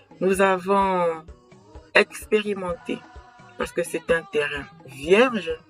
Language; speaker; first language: French; non-native, local second language; Kongo